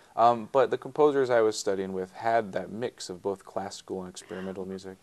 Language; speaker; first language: English; native; English